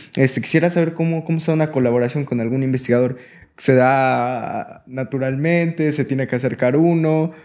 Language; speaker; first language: Spanish; native; Spanish